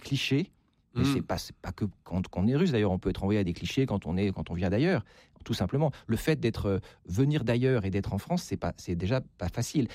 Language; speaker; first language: French; native; French